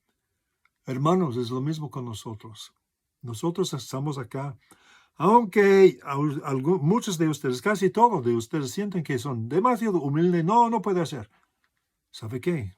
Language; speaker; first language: Spanish; non-native, fluent; English